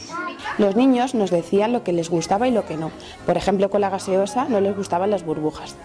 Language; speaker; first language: Spanish; native; Spanish